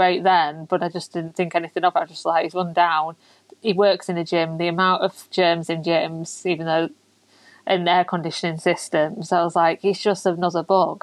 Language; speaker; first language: English; native; English